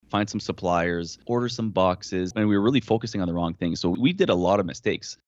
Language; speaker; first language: English; non-native, fluent; French